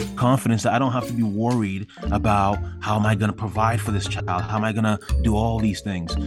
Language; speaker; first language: English; early bilingual, other home language; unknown